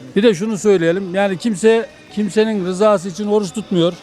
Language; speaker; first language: Turkish; native; Turkish